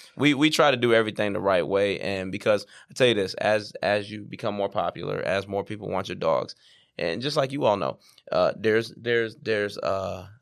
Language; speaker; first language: English; native; English